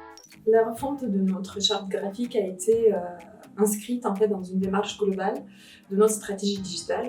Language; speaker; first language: French; native; French